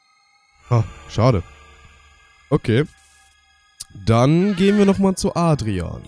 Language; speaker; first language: German; native; German